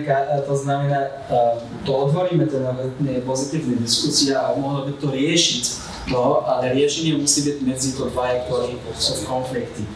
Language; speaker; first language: Slovak; non-native, fluent; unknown